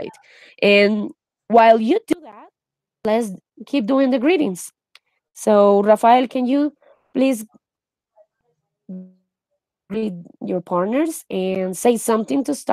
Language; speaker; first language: English; non-native, fluent; Spanish